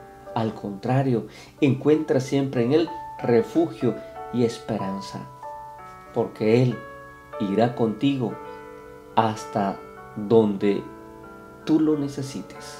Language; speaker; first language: Spanish; native; Spanish